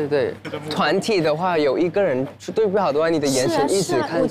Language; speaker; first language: Chinese; non-native, learner; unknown